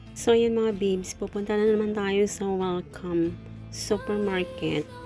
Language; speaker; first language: Filipino; non-native, local second language; Cebuano